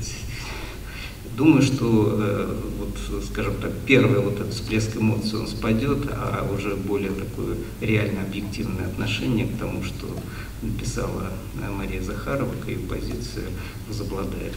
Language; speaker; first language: Russian; native; Russian